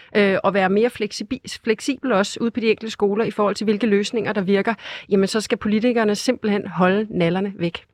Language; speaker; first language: Danish; native; Danish